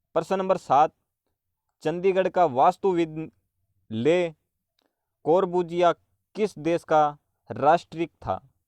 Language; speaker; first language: Hindi; native; Hindi